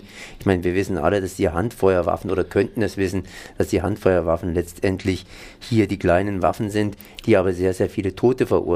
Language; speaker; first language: German; native; German